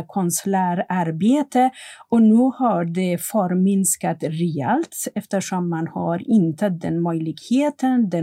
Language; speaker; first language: Swedish; non-native, fluent; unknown